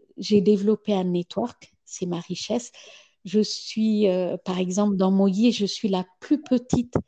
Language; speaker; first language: French; non-native, fluent; Amharic